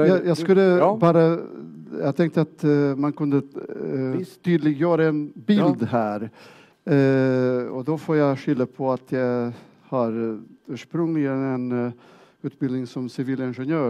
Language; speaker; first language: Swedish; non-native, fluent; Portuguese